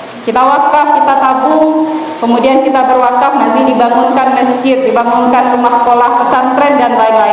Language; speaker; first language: Indonesian; native; Indonesian